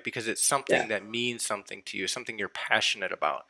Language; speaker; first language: English; native; English